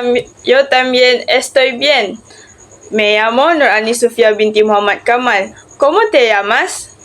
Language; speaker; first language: Spanish; non-native, learner; Malay